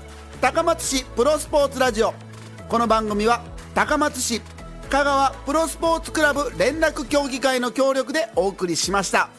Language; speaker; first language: Japanese; native; Japanese